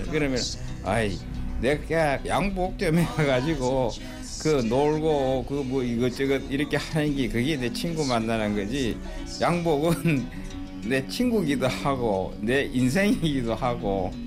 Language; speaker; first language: Korean; native; Korean